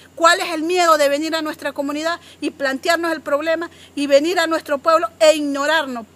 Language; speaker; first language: Spanish; non-native, local second language; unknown